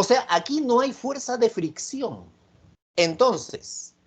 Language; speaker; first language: Spanish; native; Spanish